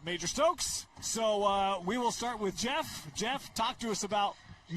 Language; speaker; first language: English; native; English